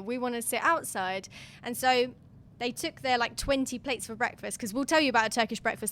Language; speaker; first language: English; native; English